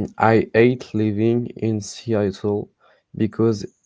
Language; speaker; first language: English; non-native, learner; French